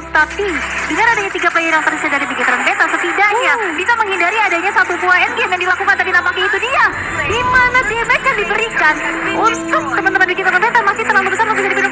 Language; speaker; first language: Indonesian; native; Indonesian